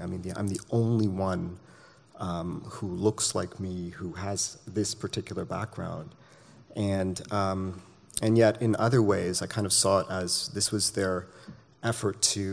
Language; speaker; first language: English; native; English